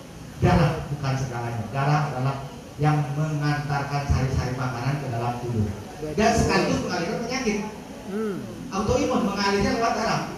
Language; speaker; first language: Indonesian; native; Indonesian